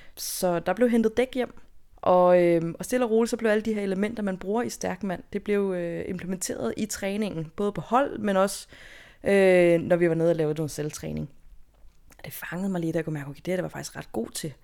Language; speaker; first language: Danish; native; Danish